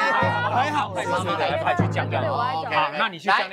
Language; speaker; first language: Chinese; native; Chinese